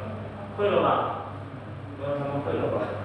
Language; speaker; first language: Chinese; native; Chinese